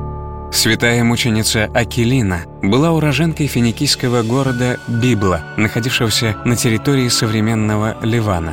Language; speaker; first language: Russian; native; Russian